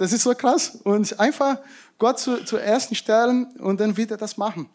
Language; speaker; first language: German; non-native, fluent; Portuguese